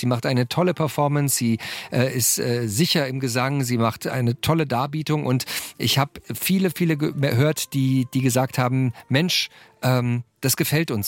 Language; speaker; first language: German; native; German